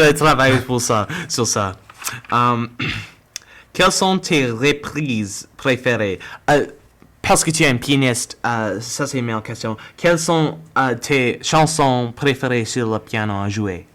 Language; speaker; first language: French; non-native, learner; English